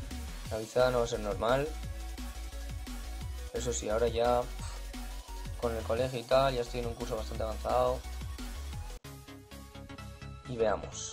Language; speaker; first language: Spanish; native; Spanish